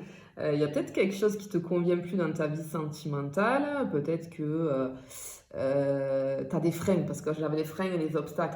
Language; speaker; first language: French; native; French